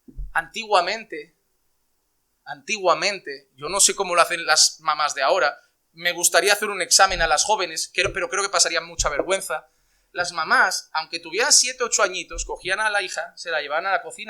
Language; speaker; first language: Spanish; native; Spanish